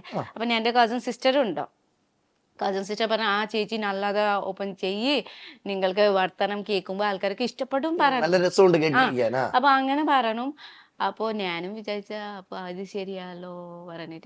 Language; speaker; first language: Malayalam; non-native, learner; Nepali